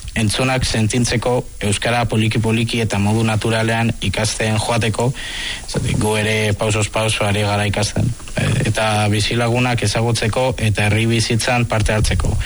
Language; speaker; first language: Basque; non-native, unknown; Spanish